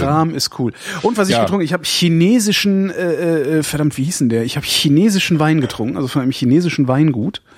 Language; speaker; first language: German; native; German